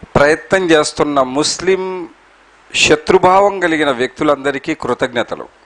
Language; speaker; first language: Telugu; non-native, local second language; Urdu